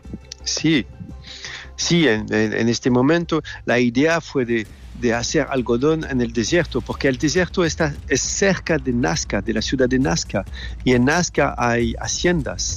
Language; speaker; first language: Spanish; non-native, learner; French